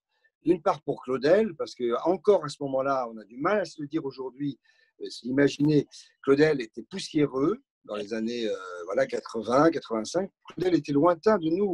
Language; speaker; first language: French; native; French